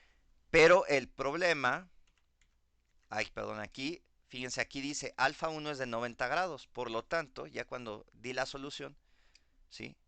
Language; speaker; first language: Spanish; native; Spanish